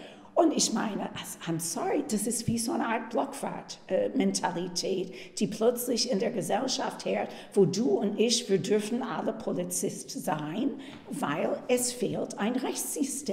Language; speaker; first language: German; non-native, fluent; English